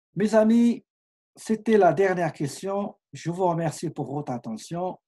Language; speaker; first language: French; non-native, local second language; Arabic